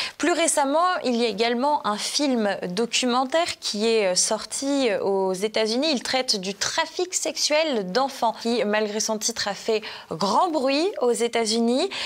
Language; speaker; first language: French; native; French